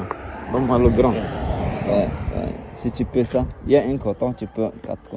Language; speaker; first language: French; non-native, learner; Arabic